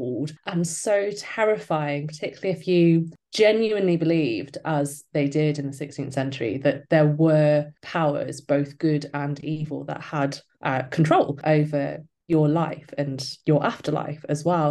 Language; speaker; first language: English; native; English